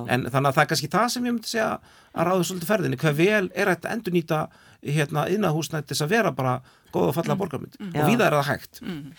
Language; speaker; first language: Icelandic; non-native, fluent; Polish